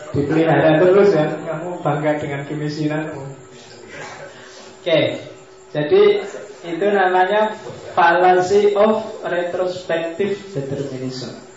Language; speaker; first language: Indonesian; non-native, local second language; Javanese